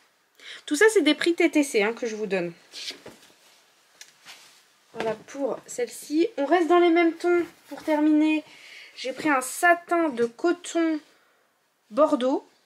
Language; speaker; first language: French; native; French